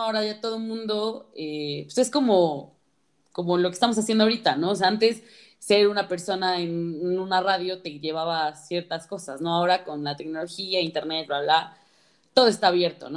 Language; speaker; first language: Spanish; native; Spanish